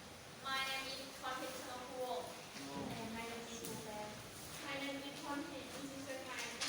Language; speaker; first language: English; non-native, learner; Vietnamese